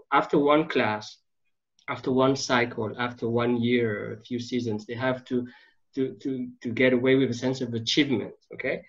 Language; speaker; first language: English; non-native, fluent; French